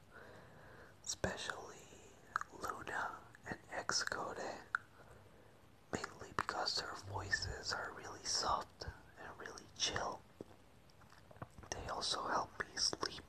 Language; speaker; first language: English; non-native, fluent; Spanish